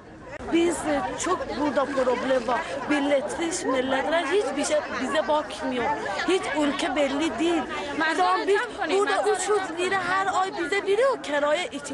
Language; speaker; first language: Turkish; non-native, learner; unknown